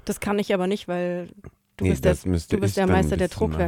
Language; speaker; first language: German; native; German